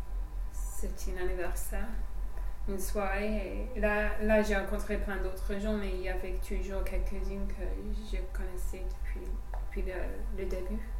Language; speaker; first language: French; non-native, fluent; English